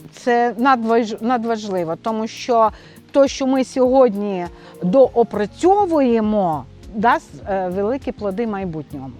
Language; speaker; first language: Ukrainian; non-native, local second language; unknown